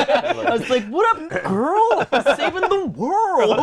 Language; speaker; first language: English; native; English